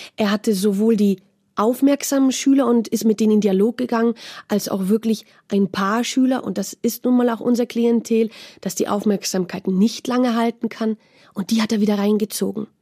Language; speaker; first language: German; native; German